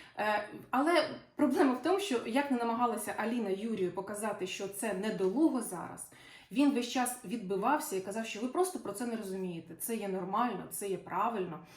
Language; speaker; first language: Ukrainian; non-native, local second language; Russian